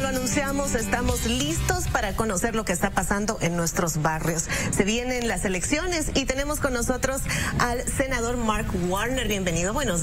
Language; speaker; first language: Spanish; native; Spanish